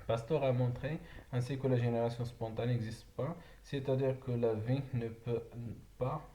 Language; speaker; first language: French; non-native, local second language; Arabic